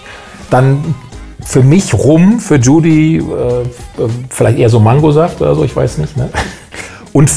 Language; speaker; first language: German; native; German